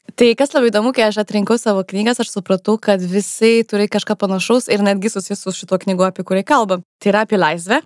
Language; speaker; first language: Lithuanian; non-native, fluent; French